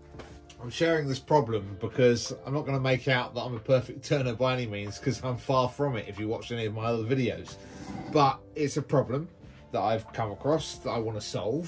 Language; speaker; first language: English; native; English